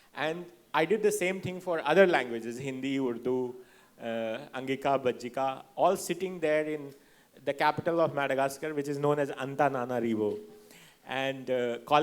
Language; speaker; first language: English; non-native, local second language; Hindi